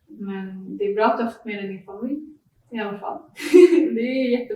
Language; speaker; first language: Swedish; native; Swedish